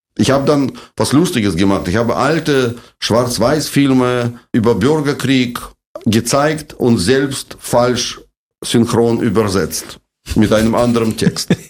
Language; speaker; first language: German; non-native, fluent; Russian